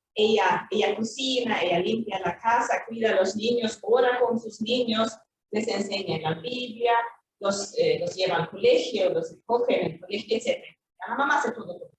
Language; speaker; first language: Spanish; non-native, fluent; Swedish